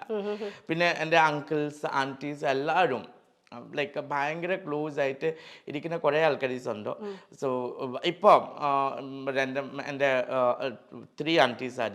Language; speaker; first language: Malayalam; non-native, local second language; Assamese